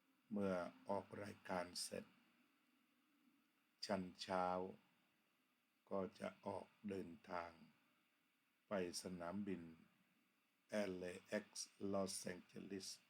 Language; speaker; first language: Thai; native; Thai